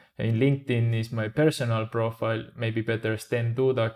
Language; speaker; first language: English; non-native, fluent; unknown